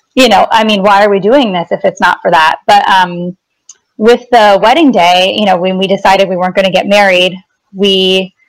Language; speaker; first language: English; native; English